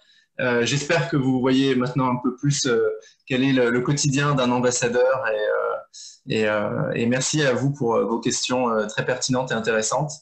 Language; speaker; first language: French; native; French